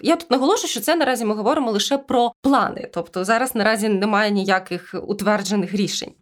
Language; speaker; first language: Ukrainian; native; Ukrainian